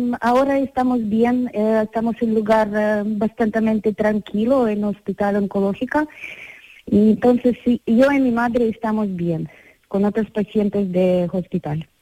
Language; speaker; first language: Spanish; non-native, learner; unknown